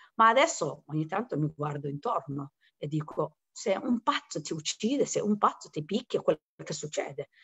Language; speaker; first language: Italian; non-native, fluent; Somali